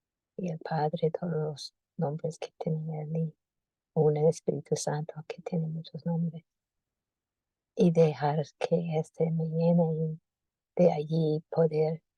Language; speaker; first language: Spanish; non-native, fluent; English